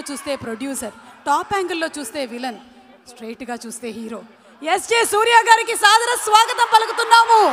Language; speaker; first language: Telugu; native; Telugu